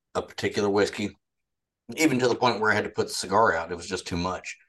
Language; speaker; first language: English; native; English